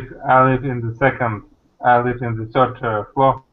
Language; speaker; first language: English; non-native, learner; Russian